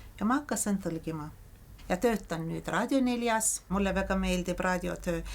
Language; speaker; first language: Estonian; non-native, fluent; Azerbaijani